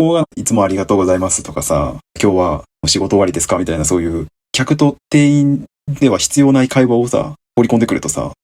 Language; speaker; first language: Japanese; native; Japanese